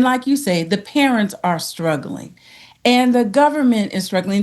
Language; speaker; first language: English; native; English